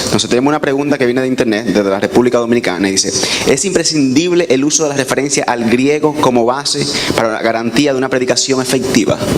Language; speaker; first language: Spanish; native; Spanish